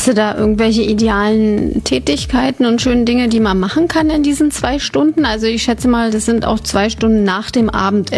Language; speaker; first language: German; native; German